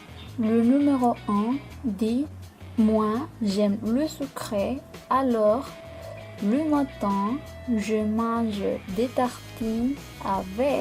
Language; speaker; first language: French; non-native, fluent; Spanish